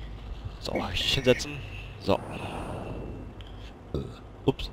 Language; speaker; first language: German; native; German